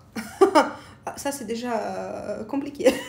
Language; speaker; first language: French; non-native, learner; Russian